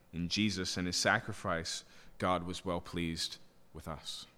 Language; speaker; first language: English; native; English